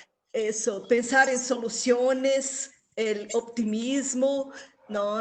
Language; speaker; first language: Spanish; non-native, local second language; Portuguese